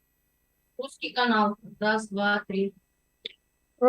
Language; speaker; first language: Russian; non-native, local second language; Uzbek